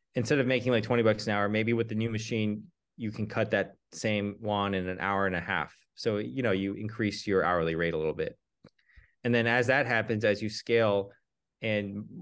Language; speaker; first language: English; native; English